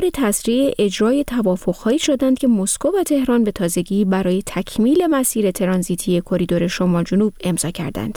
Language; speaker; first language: Persian; native; Persian